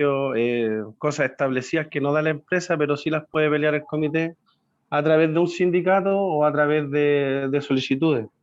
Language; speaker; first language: Spanish; native; Spanish